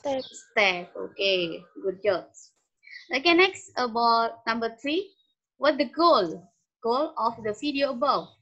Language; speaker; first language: English; non-native, learner; Indonesian